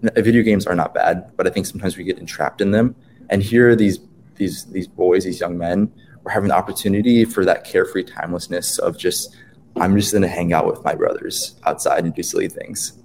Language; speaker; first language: English; native; English